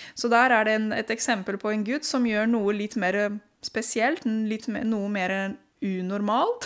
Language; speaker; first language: Norwegian; non-native, fluent; Romanian